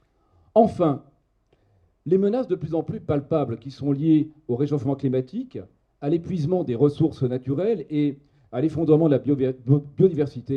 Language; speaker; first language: French; native; French